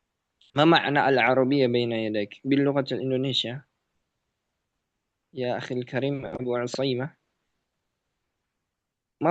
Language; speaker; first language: Arabic; non-native, learner; Indonesian